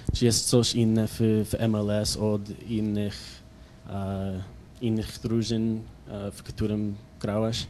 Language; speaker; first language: Polish; non-native, learner; English